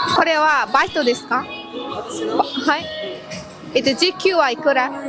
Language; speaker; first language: Japanese; non-native, learner; Mongolian